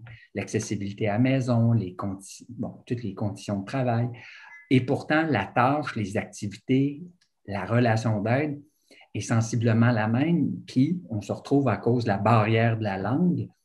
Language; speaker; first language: French; native; French